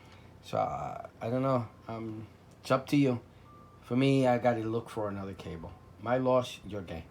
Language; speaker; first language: English; native; English